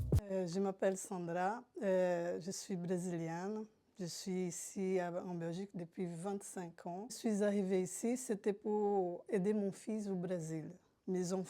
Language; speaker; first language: French; non-native, fluent; Portuguese